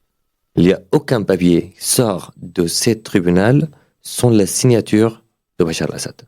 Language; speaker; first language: French; non-native, learner; Arabic